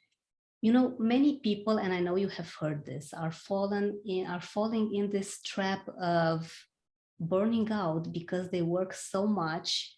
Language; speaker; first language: English; non-native, fluent; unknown